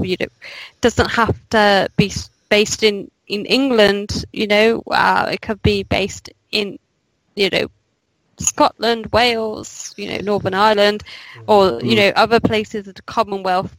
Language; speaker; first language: English; native; English